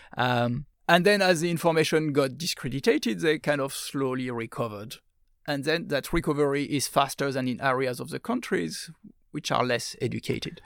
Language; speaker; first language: English; non-native, fluent; French